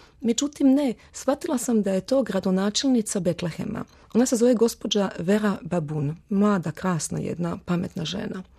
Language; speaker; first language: Croatian; early bilingual, heritage; Croatian